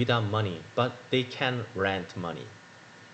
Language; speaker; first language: English; non-native, learner; Korean